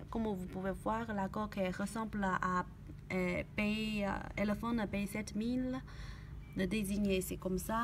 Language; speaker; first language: French; non-native, learner; Chinese